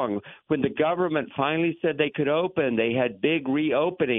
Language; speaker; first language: English; native; English